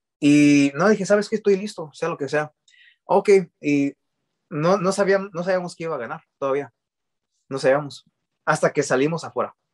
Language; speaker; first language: Spanish; early bilingual, heritage; Spanish